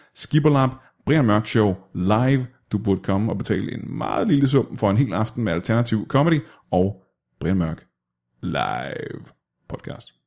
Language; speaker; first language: Danish; native; Danish